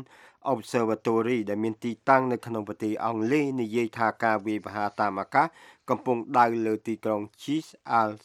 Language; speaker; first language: Khmer; native; Khmer